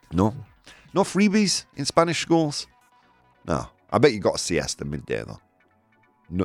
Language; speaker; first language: English; native; English